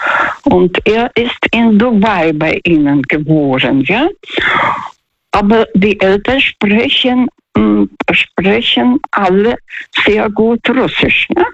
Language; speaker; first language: German; non-native, fluent; Russian